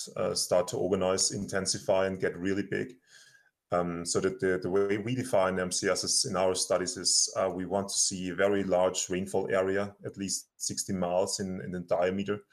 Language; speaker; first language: English; non-native, fluent; German